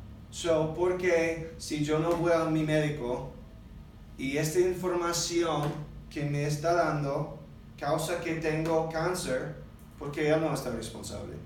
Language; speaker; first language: Spanish; non-native, learner; English